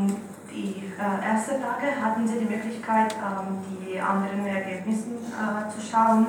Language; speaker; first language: German; non-native, fluent; Italian